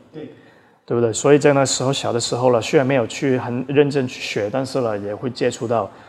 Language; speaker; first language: Chinese; early bilingual, heritage; Chinese